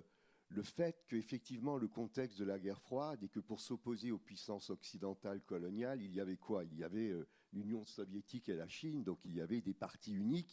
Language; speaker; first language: French; native; French